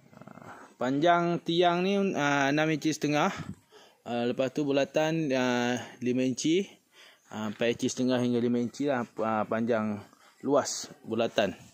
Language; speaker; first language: Malay; native; Malay